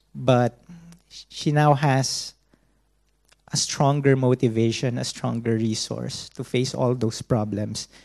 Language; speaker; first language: English; non-native, local second language; Filipino